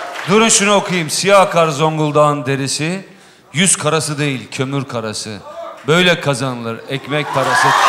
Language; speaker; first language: Turkish; native; Turkish